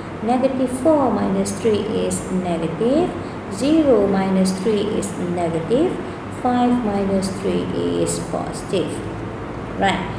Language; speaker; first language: English; non-native, local second language; Malay